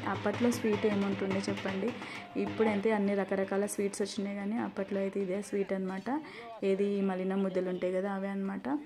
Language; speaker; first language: Telugu; non-native, local second language; Lambadi